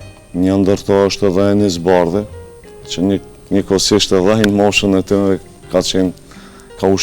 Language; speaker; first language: Albanian; native; Albanian